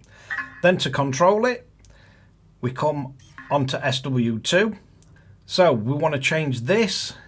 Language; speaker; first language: English; native; English